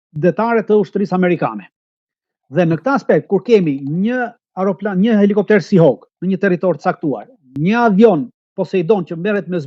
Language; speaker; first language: Albanian; native; Albanian